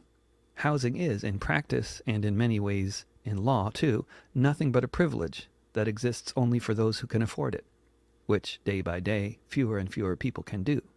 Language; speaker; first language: English; native; English